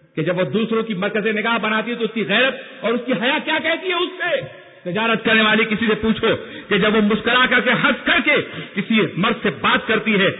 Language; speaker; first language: Urdu; native; Urdu